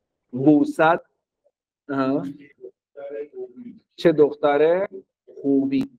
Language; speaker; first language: Persian; non-native, fluent; Urdu